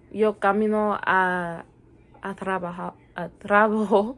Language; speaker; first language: Spanish; non-native, learner; English